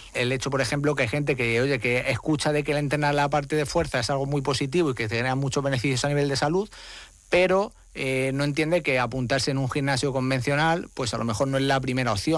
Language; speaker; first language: Spanish; native; Spanish